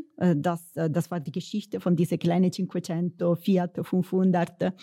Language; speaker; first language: German; non-native, fluent; Italian